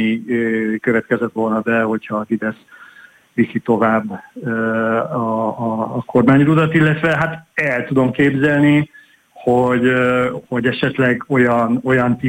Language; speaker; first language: Hungarian; native; Hungarian